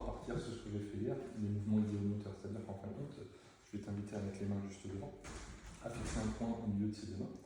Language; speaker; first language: French; native; French